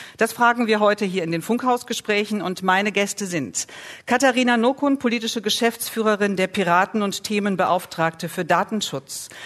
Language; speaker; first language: German; native; German